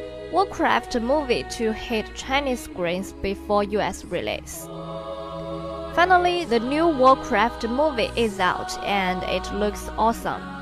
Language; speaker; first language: English; non-native, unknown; Chinese